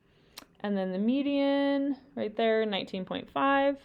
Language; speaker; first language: English; native; English